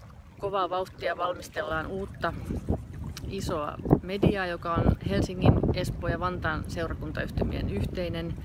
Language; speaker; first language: Finnish; native; Finnish